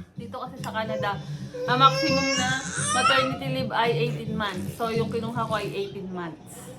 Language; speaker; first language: Filipino; native; Filipino